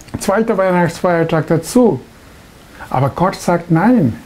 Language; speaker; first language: German; non-native, fluent; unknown